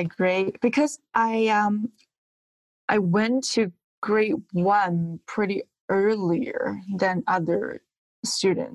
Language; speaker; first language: English; non-native, fluent; Chinese